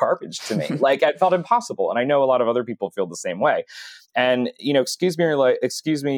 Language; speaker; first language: English; native; English